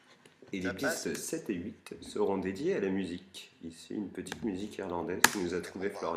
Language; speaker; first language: French; native; French